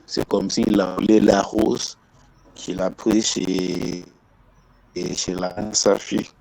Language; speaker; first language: French; non-native, learner; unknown